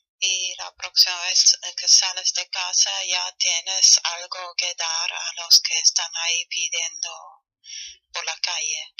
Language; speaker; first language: Spanish; non-native, fluent; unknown